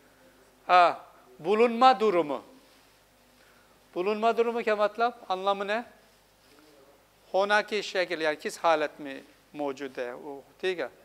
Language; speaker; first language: Turkish; non-native, fluent; Urdu